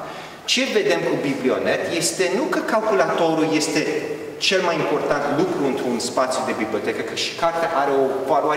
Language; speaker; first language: Romanian; early bilingual, heritage; Romanian